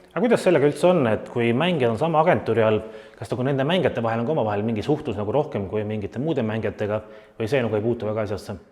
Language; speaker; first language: Estonian; native; Estonian